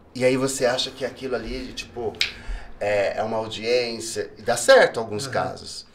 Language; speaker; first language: Portuguese; native; Portuguese